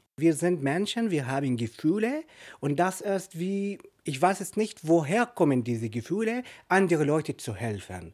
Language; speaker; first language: German; non-native, fluent; Arabic